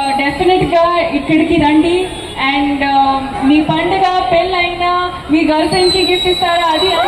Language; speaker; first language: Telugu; non-native, learner; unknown